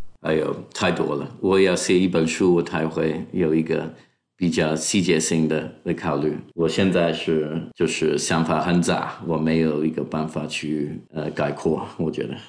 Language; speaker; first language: Chinese; non-native, fluent; English